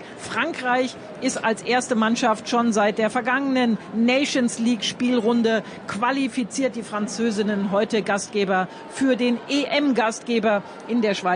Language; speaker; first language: German; native; German